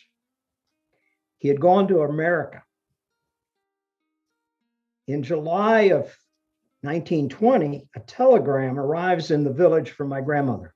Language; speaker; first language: English; early bilingual, other home language; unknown